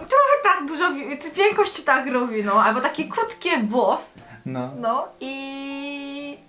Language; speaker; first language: Polish; non-native, learner; Korean